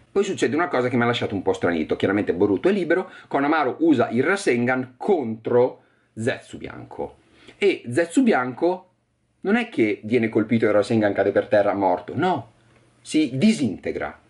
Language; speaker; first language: Italian; native; Italian